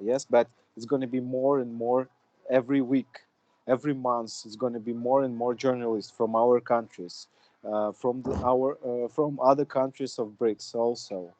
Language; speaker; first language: English; non-native, fluent; Russian